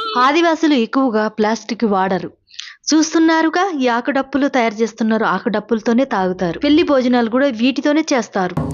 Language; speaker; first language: Telugu; non-native, local second language; Koya